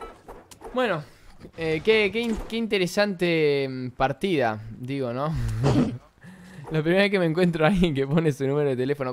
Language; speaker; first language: Spanish; native; Spanish